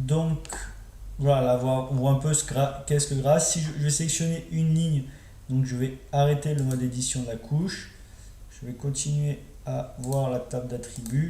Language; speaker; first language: French; native; French